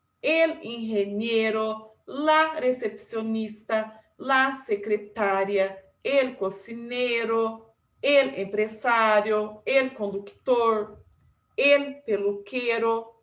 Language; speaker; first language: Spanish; non-native, fluent; Portuguese